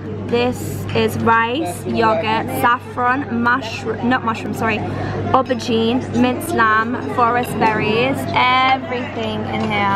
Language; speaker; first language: English; early bilingual, other home language; Persian